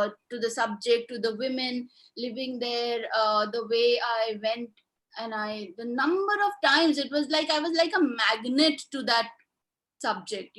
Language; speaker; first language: English; non-native, local second language; Hindi